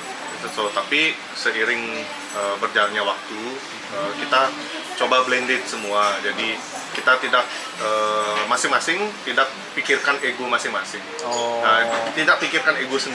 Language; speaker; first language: Indonesian; non-native, local second language; Balinese